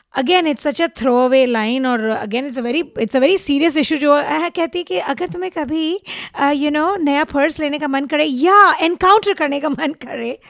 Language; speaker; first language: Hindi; non-native, local second language; Marathi